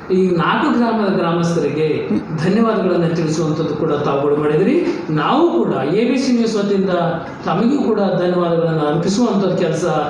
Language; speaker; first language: Kannada; native; Kannada